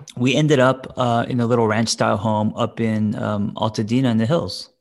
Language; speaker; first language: English; native; English